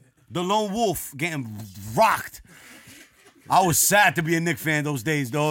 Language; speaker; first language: English; native; English